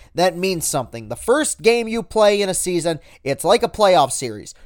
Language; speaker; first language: English; native; English